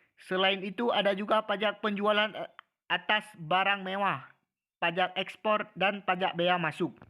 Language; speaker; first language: Malay; native; Malay